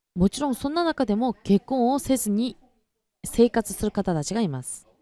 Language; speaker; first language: Japanese; non-native, fluent; Korean